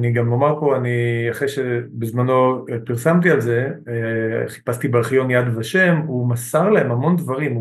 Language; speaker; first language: Hebrew; native; Hebrew